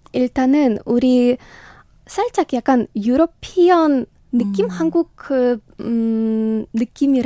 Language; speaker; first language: Korean; non-native, learner; Ukrainian